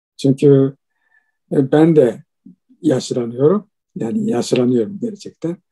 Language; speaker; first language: Turkish; non-native, fluent; Japanese